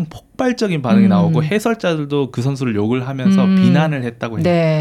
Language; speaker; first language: Korean; native; Korean